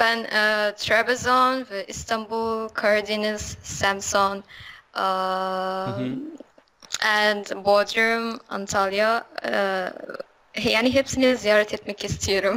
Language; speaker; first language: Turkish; non-native, learner; Arabic